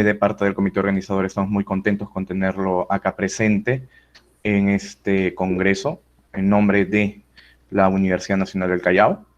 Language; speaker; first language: Spanish; native; Spanish